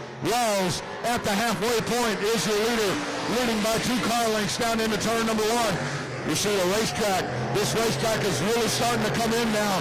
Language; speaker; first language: English; native; English